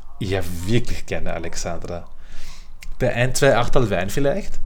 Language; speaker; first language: German; native; German